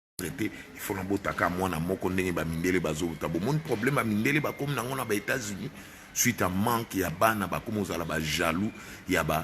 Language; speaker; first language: Lingala; non-native, local second language; Luba-Lulua